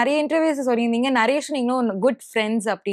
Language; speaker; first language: Tamil; native; Tamil